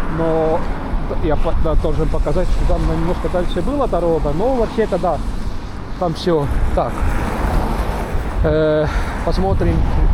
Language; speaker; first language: Russian; non-native, local second language; Estonian